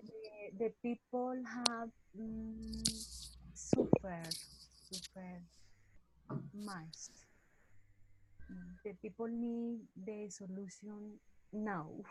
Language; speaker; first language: English; non-native, learner; Spanish